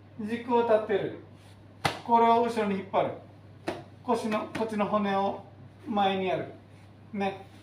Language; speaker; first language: Japanese; native; Japanese